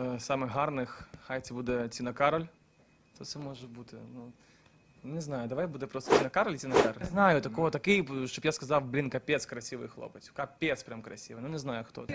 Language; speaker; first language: Ukrainian; non-native, local second language; Russian